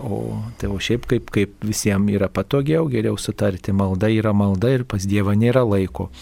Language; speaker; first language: Lithuanian; native; Lithuanian